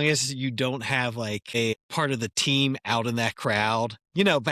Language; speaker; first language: English; native; English